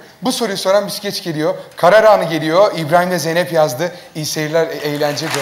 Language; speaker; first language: Turkish; native; Turkish